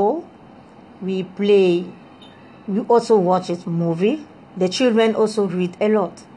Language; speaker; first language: English; non-native, fluent; Lingala